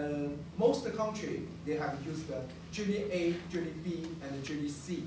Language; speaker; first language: English; non-native, learner; Chinese